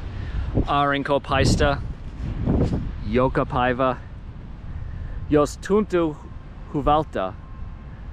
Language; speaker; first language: Finnish; non-native, learner; English